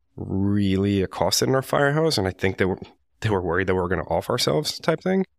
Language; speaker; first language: English; non-native, fluent; Spanish